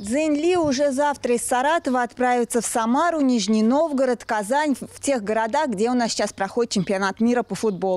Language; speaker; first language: Russian; native; Russian